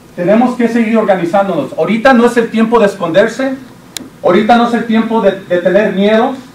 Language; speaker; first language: Spanish; early bilingual, heritage; Spanish